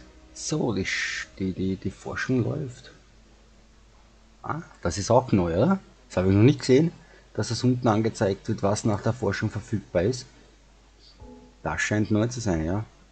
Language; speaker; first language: German; native; German